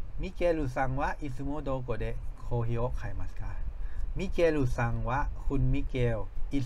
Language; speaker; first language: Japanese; non-native, fluent; Thai